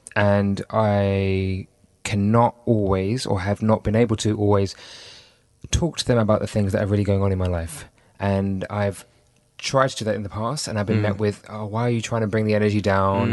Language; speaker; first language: English; native; English